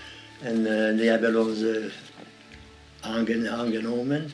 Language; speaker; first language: Dutch; non-native, learner; Hungarian